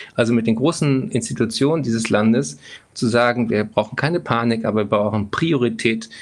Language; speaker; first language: German; native; German